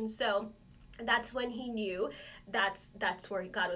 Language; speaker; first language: English; non-native, local second language; Malayalam